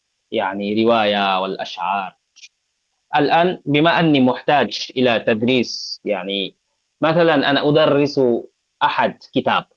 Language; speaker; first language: Arabic; non-native, fluent; Bangla